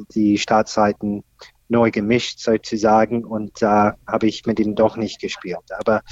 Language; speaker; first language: German; non-native, fluent; English